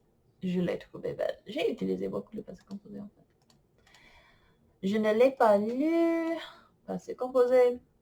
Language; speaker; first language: French; non-native, fluent; English